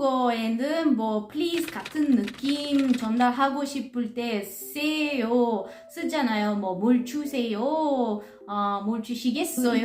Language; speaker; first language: Korean; non-native, learner; Italian